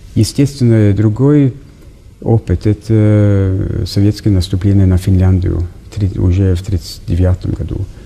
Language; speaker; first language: Russian; non-native, fluent; Norwegian